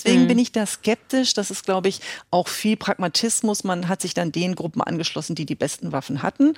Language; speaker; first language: German; native; German